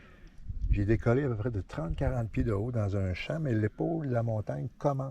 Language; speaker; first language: French; native; French